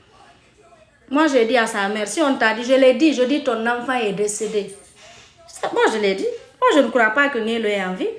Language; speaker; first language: French; non-native, local second language; Mandingo